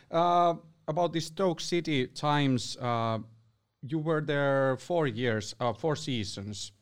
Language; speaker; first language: English; non-native, fluent; Finnish